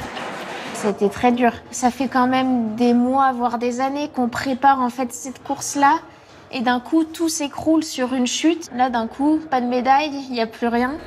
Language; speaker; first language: French; native; French